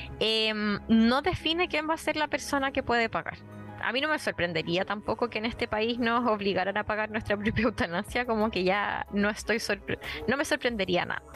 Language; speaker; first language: Spanish; native; Spanish